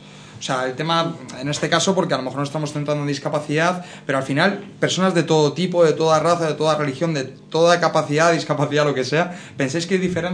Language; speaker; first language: Spanish; native; Spanish